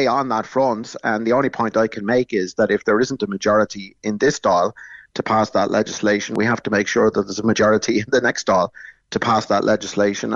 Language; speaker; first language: English; native; English